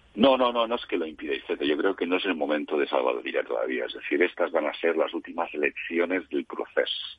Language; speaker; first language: Spanish; non-native, local second language; Catalan